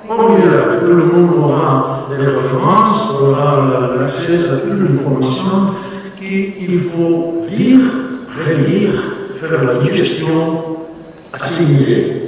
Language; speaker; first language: French; non-native, learner; Spanish